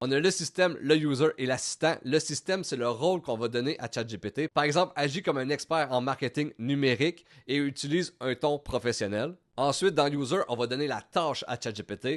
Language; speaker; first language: French; native; French